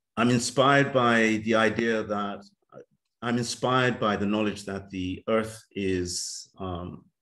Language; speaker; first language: English; native; English